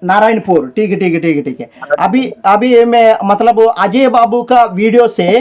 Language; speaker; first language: Hindi; non-native, local second language; Telugu